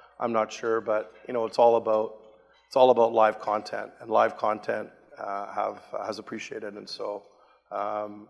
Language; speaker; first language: English; native; English